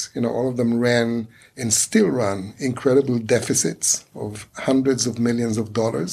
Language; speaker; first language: English; non-native, fluent; Hebrew